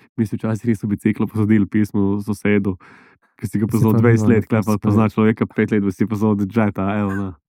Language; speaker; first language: Slovenian; native; Slovenian